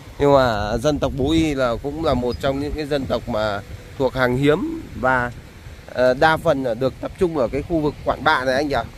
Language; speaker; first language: Vietnamese; native; Vietnamese